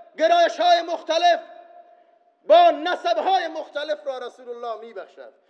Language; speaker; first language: Persian; non-native, local second language; Baluchi